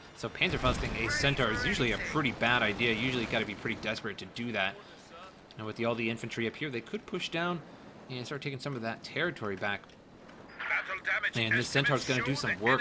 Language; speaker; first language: English; native; English